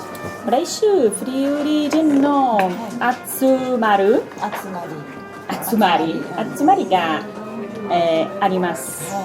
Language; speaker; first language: Japanese; non-native, learner; Italian